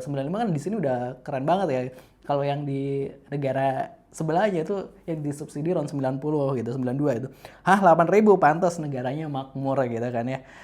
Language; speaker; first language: Indonesian; native; Indonesian